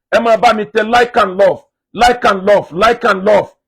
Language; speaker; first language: English; non-native, local second language; Yoruba